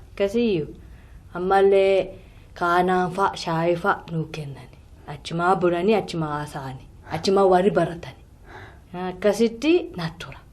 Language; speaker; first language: Oromo; non-native, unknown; Japanese